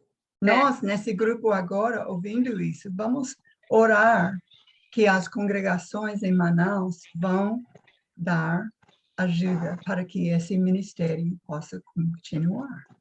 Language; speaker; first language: Portuguese; non-native, fluent; English